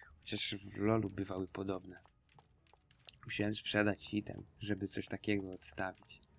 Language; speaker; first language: Polish; native; Polish